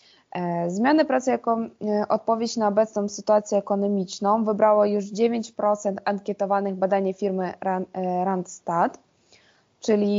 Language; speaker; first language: Polish; non-native, fluent; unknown